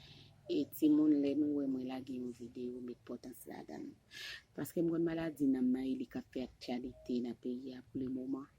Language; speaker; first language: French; non-native, local second language; Haitian Creole